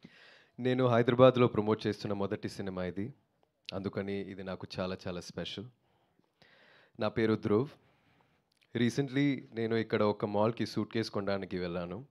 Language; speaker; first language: Telugu; non-native, learner; Tamil